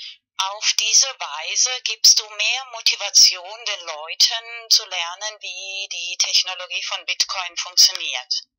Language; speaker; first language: German; non-native, fluent; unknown